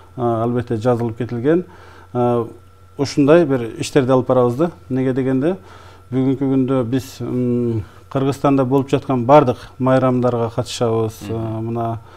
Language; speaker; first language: Kyrgyz; non-native, local second language; Tajik